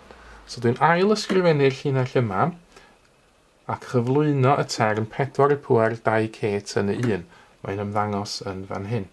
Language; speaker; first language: Welsh; native; Welsh